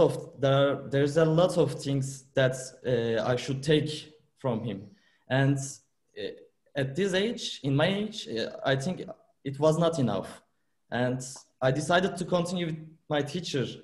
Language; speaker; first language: English; non-native, fluent; Turkish